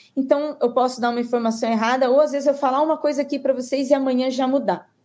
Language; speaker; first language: Portuguese; native; Portuguese